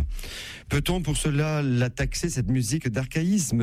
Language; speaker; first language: French; native; French